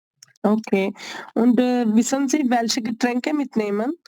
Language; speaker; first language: German; non-native, learner; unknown